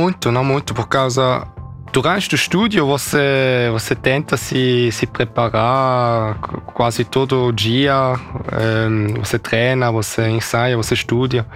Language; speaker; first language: Portuguese; early bilingual, heritage; German